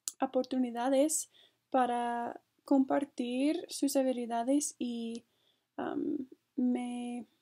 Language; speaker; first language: Spanish; non-native, fluent; English